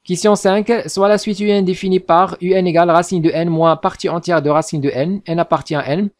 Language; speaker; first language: French; non-native, local second language; Arabic